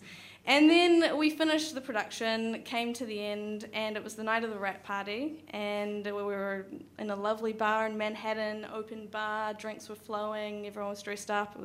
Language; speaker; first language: English; native; English